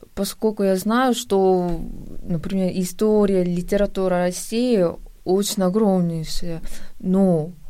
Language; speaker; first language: Russian; non-native, fluent; Korean